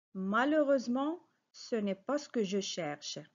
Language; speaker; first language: French; non-native, local second language; Arabic